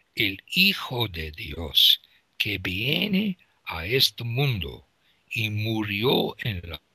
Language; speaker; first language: Spanish; non-native, learner; English